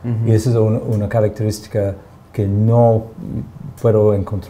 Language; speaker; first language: Spanish; non-native, fluent; English